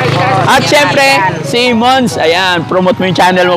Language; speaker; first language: Filipino; native; Filipino